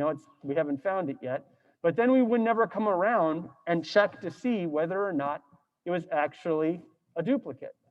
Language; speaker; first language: English; native; English